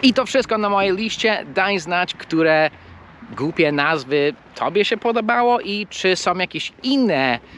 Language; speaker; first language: Polish; non-native, fluent; English